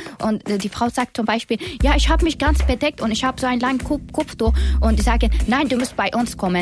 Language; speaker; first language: German; non-native, learner; Persian